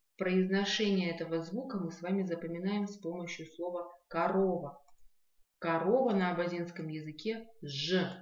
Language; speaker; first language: Russian; non-native, local second language; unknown